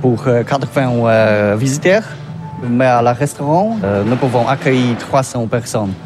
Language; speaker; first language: French; non-native, learner; Polish